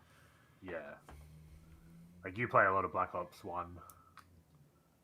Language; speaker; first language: English; native; English